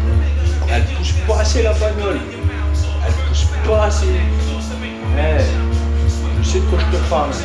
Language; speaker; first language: French; native; French